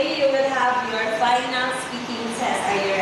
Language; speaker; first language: English; non-native, fluent; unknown